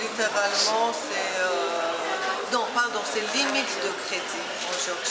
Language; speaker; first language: French; non-native, fluent; Georgian